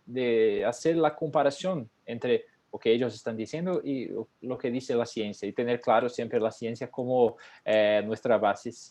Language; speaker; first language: Spanish; non-native, fluent; Portuguese